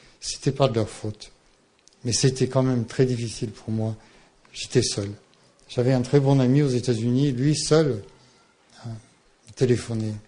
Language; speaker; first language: French; non-native, fluent; English